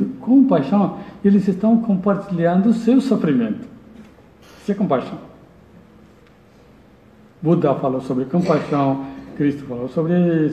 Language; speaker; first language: Portuguese; non-native, learner; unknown